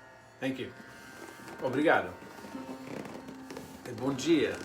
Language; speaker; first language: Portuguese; non-native, learner; English